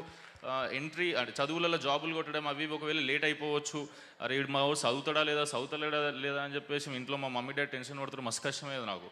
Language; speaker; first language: Telugu; native; Telugu